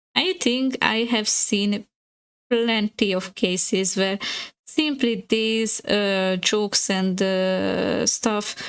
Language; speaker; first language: English; non-native, fluent; Hungarian